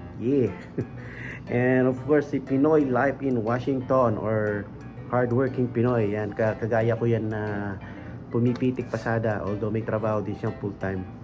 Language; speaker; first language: Filipino; non-native, local second language; Pampanga